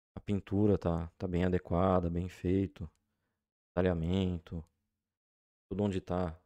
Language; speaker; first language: Portuguese; native; Portuguese